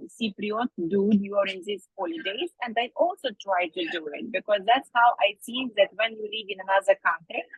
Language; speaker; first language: English; non-native, fluent; Ukrainian